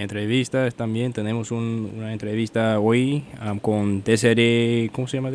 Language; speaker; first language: Spanish; non-native, learner; English